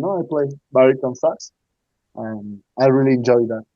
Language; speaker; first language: English; non-native, learner; Spanish